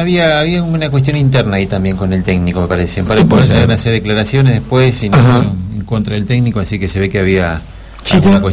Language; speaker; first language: Spanish; native; Spanish